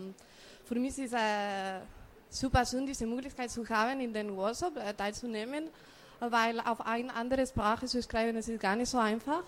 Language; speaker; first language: German; non-native, learner; Spanish